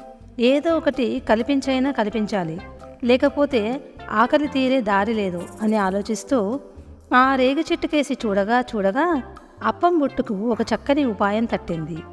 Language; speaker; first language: Telugu; native; Telugu